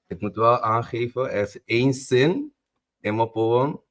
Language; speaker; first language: Dutch; native; Dutch